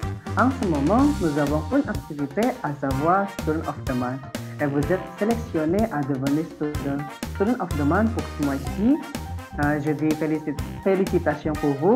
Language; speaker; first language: French; non-native, fluent; Indonesian